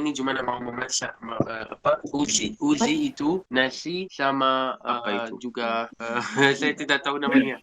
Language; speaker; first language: Indonesian; non-native, fluent; Arabic